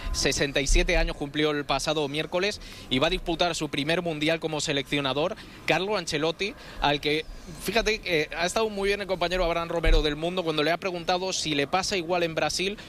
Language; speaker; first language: Spanish; native; Spanish